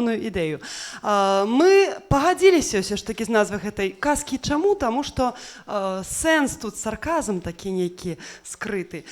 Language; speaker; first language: Belarusian; non-native, local second language; Russian